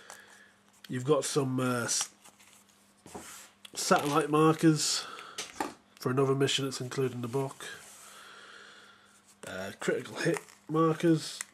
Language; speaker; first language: English; native; English